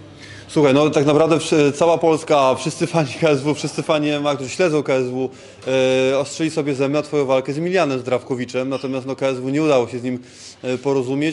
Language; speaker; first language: Polish; native; Polish